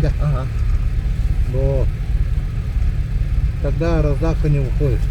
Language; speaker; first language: Russian; non-native, local second language; Yakut